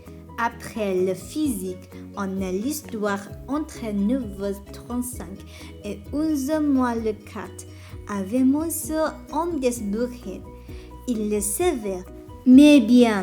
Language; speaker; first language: French; non-native, learner; Vietnamese